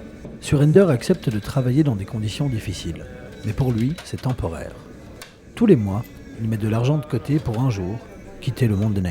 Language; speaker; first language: French; native; French